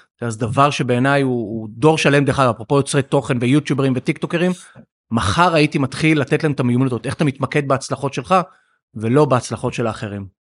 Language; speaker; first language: Hebrew; native; Hebrew